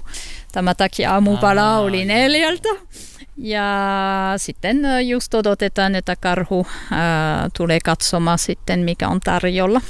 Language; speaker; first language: Finnish; non-native, learner; French